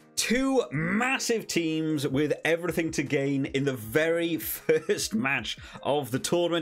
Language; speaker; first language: English; native; English